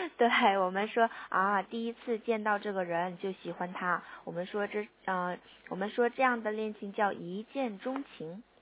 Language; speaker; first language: Chinese; native; Chinese